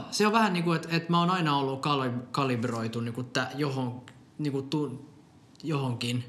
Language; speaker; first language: Finnish; non-native, local second language; Swedish